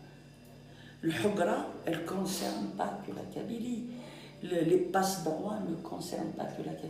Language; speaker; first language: French; non-native, local second language; Kabyle